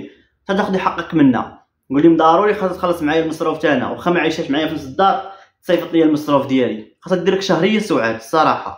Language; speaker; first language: Arabic; native; Arabic